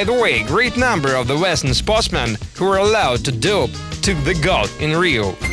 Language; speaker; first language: English; non-native, fluent; Russian